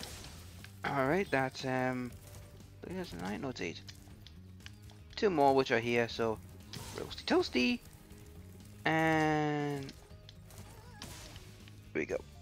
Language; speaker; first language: English; native; English